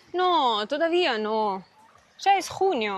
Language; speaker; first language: Spanish; non-native, fluent; Russian